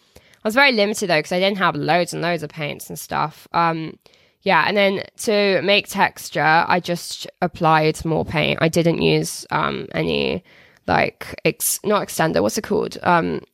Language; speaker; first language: English; native; English